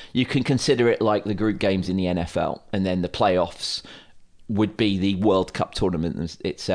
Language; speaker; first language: English; native; English